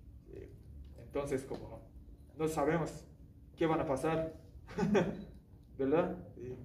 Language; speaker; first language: Spanish; non-native, learner; Japanese